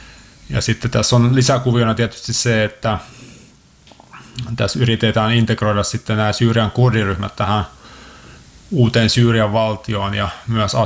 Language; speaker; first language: Finnish; native; Finnish